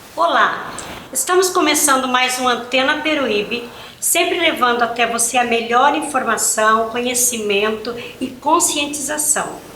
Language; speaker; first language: Portuguese; native; Portuguese